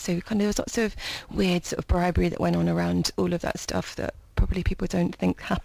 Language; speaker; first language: English; native; English